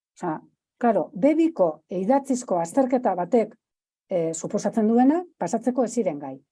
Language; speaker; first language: Basque; native; Basque